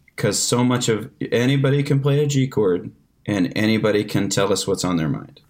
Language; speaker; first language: English; native; English